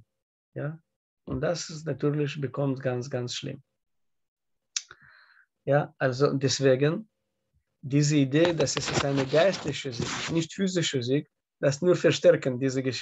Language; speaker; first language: German; non-native, learner; Russian